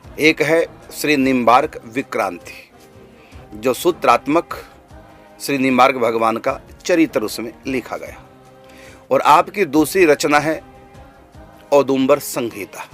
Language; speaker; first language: Hindi; native; Hindi